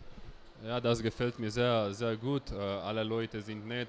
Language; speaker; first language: German; non-native, learner; Slovenian